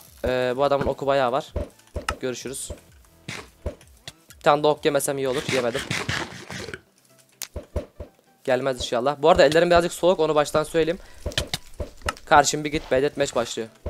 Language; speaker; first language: Turkish; native; Turkish